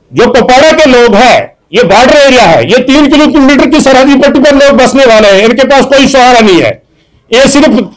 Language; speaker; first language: Urdu; non-native, local second language; Kashmiri